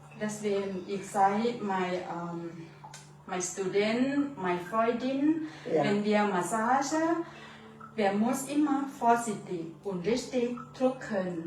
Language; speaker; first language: German; non-native, learner; Thai